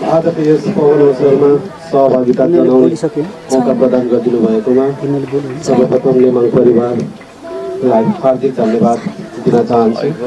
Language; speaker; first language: Nepali; non-native, local second language; Limbu